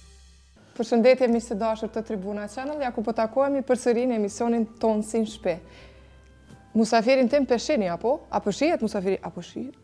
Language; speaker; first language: Albanian; native; Albanian